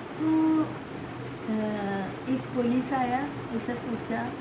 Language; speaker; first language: Hindi; non-native, local second language; Malayalam